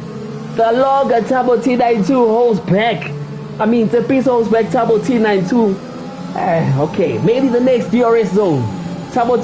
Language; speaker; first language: English; non-native, local second language; Zulu